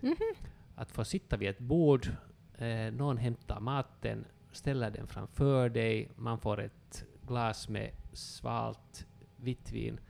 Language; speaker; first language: Swedish; native; Swedish